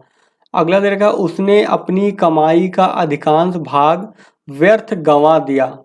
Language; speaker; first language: Hindi; native; Hindi